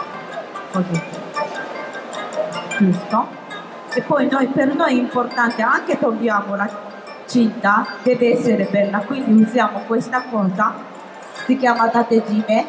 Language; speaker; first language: Italian; non-native, fluent; Japanese